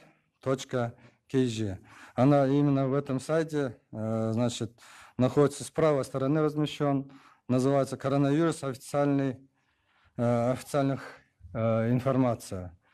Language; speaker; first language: Russian; non-native, local second language; Kyrgyz